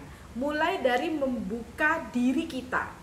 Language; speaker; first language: Indonesian; native; Indonesian